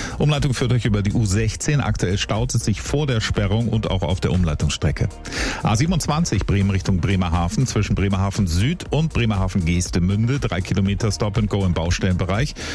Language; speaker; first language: German; native; German